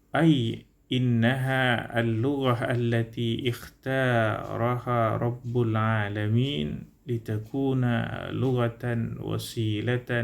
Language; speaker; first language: Arabic; non-native, learner; Indonesian